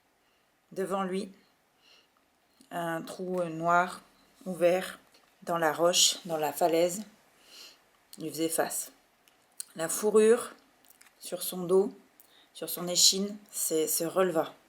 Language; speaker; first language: French; native; French